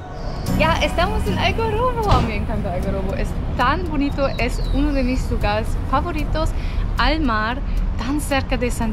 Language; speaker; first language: Spanish; non-native, learner; German